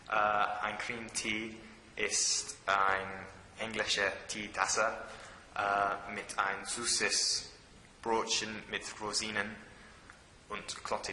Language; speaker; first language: German; non-native, learner; English